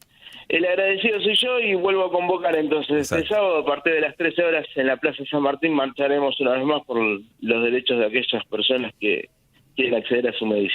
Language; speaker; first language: Spanish; native; Spanish